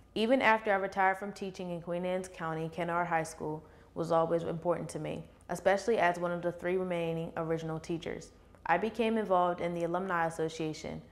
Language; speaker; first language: English; native; English